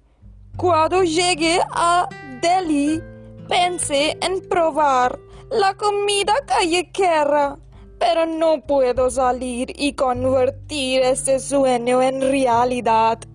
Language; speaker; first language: Spanish; non-native, learner; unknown